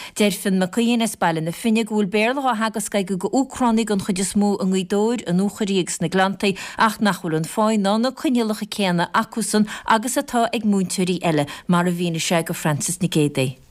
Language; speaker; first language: Irish; native; Irish